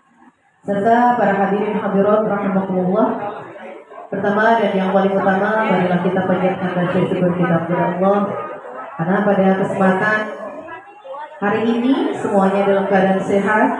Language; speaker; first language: Indonesian; native; Indonesian